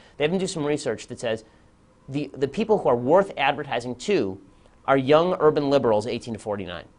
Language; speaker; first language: English; native; English